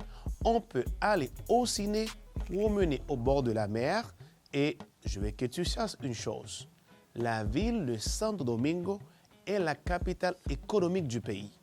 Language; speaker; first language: French; non-native, fluent; Spanish